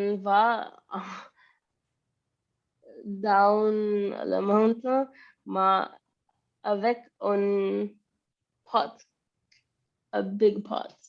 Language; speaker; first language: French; non-native, learner; English